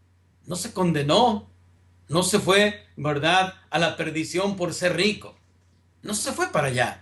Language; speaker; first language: Spanish; native; Spanish